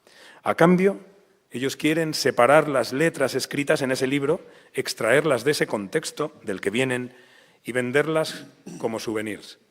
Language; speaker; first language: Spanish; native; Spanish